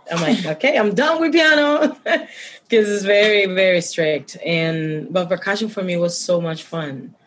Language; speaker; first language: English; non-native, fluent; Spanish